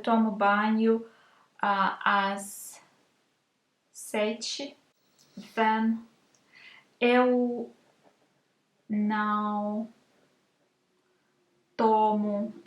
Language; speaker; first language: Portuguese; non-native, learner; Russian